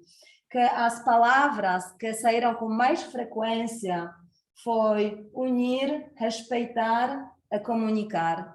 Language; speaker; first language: Portuguese; non-native, fluent; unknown